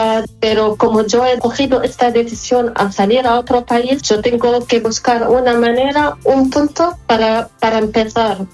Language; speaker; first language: Spanish; non-native, fluent; Arabic